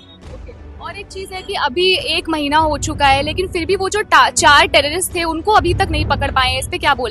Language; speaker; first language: Hindi; native; Hindi